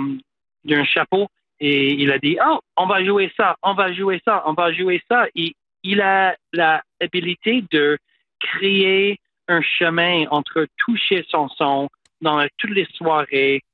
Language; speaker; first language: French; non-native, local second language; English